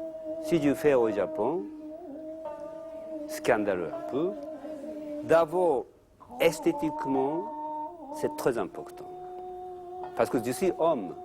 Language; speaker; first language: French; non-native, learner; Japanese